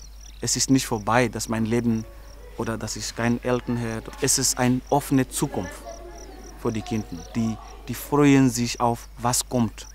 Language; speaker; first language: German; non-native, learner; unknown